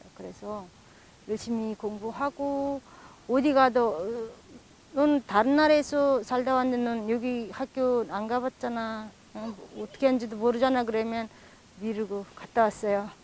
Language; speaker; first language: Korean; non-native, fluent; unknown